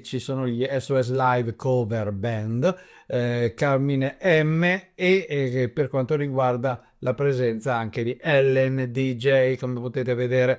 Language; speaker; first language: Italian; native; Italian